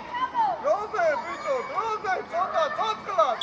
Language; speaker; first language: Georgian; native; Georgian